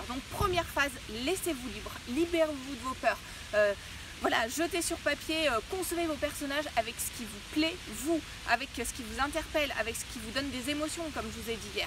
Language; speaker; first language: French; native; French